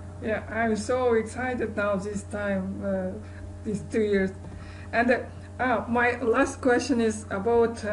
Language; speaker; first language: English; non-native, learner; Kazakh